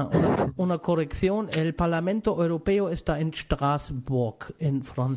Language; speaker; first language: Spanish; non-native, fluent; German